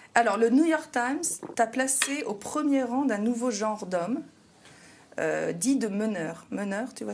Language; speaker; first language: French; native; French